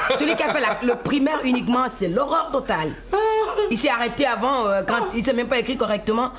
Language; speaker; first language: French; non-native, local second language; Fon